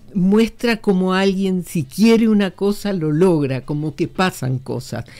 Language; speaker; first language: Spanish; native; Spanish